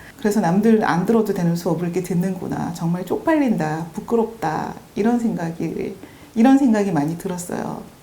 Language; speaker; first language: Korean; native; Korean